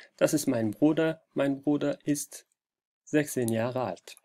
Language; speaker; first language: German; non-native, fluent; Turkish